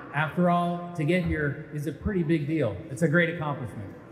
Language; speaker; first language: English; early bilingual, other home language; Portuguese